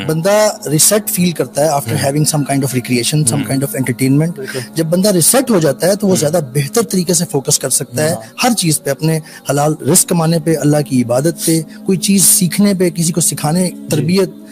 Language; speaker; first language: Urdu; native; Urdu